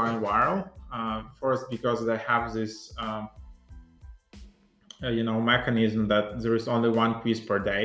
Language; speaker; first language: English; non-native, fluent; Ukrainian